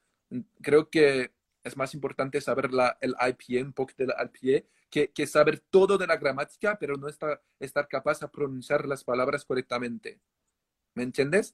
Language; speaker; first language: Spanish; non-native, fluent; French